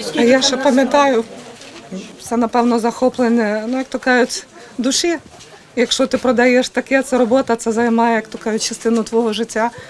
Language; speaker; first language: Ukrainian; native; Ukrainian